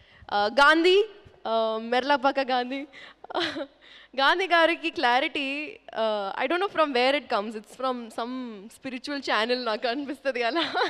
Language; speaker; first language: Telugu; non-native, local second language; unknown